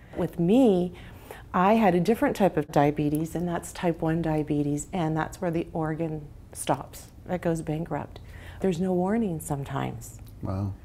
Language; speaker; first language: English; native; English